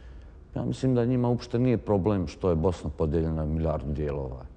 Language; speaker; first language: Croatian; native; Croatian